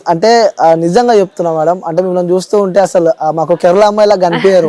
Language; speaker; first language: Telugu; native; Telugu